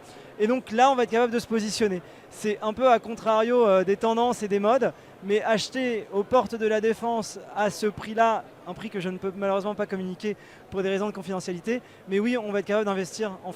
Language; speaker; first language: French; native; French